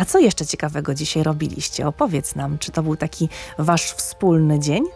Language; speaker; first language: Polish; native; Polish